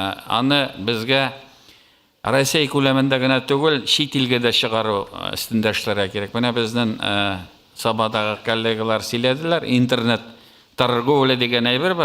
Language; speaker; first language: Tatar; native; Tatar